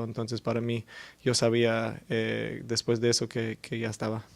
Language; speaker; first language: Spanish; early bilingual, heritage; English